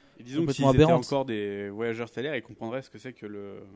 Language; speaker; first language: French; native; French